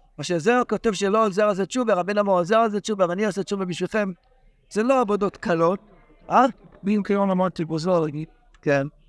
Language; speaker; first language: Hebrew; non-native, fluent; English